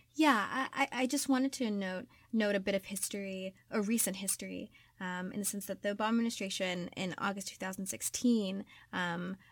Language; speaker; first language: English; native; English